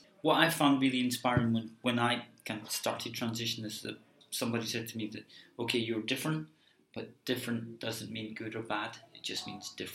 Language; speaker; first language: English; native; English